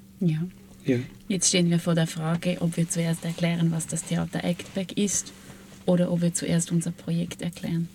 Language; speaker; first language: German; native; German